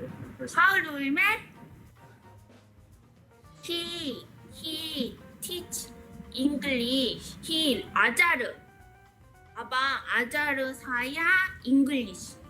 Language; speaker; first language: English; non-native, learner; Korean